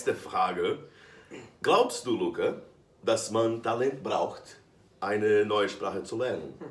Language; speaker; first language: German; non-native, fluent; Portuguese